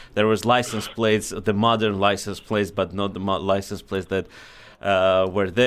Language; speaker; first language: English; non-native, fluent; Armenian